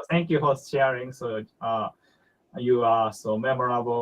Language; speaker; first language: English; non-native, learner; Japanese